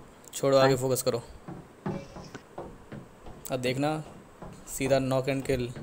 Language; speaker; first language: Hindi; native; Hindi